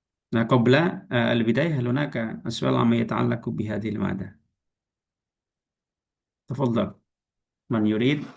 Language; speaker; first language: Arabic; non-native, fluent; Indonesian